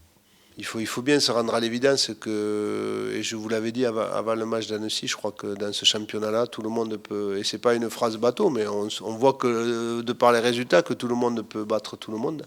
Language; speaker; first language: French; native; French